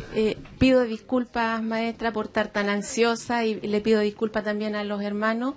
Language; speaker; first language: Spanish; native; Spanish